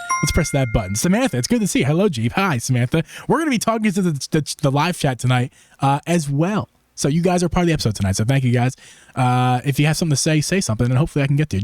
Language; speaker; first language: English; native; English